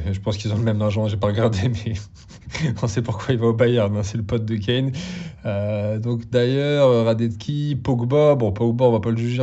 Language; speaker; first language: French; native; French